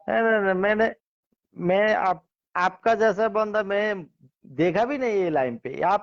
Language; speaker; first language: Hindi; non-native, learner; Bangla